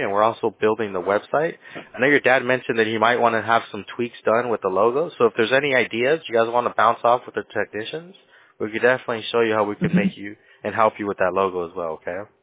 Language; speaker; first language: English; early bilingual, other home language; Spanish